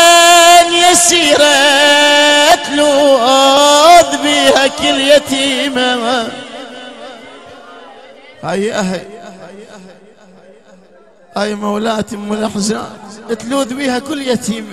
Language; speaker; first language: Arabic; native; Arabic